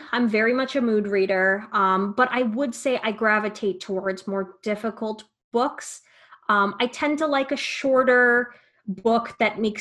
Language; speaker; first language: English; native; English